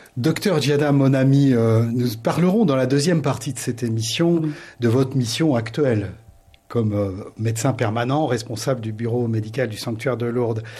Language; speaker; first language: French; native; French